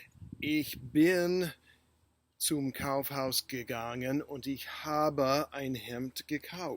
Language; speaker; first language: German; non-native, fluent; English